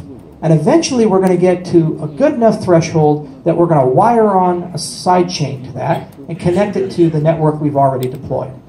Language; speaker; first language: English; native; English